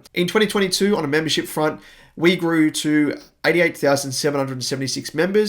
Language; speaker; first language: English; native; English